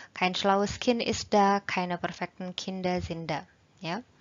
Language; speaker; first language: German; non-native, fluent; Indonesian